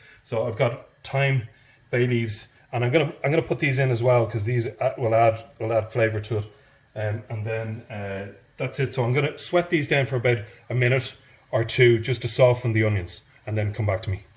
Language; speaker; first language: English; native; English